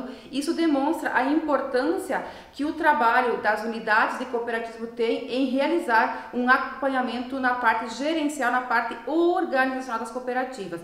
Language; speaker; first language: Portuguese; native; Portuguese